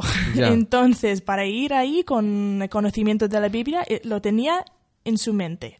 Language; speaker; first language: Spanish; non-native, fluent; English